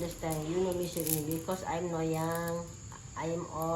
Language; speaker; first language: English; non-native, learner; Indonesian